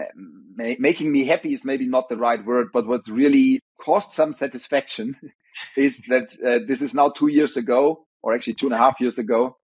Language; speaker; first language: English; non-native, fluent; German